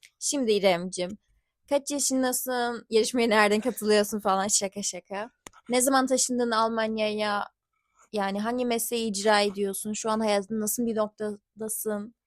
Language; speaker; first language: Turkish; early bilingual, heritage; Turkish